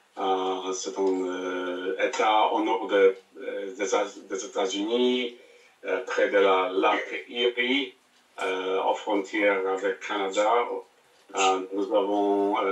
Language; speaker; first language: French; non-native, learner; English